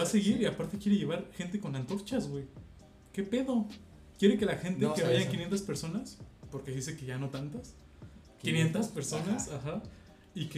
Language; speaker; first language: Spanish; native; Spanish